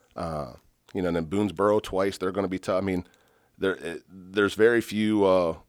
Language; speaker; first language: English; native; English